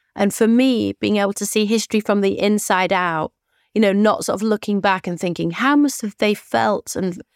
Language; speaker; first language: English; native; English